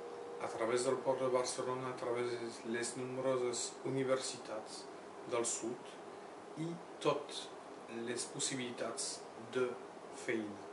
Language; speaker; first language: Catalan; non-native, local second language; French